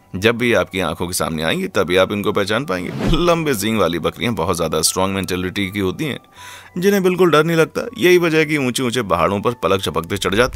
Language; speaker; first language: Hindi; native; Hindi